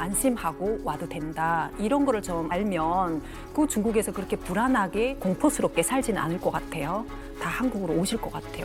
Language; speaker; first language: Korean; native; Korean